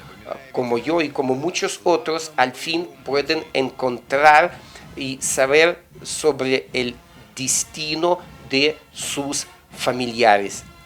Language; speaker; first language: Spanish; non-native, fluent; Russian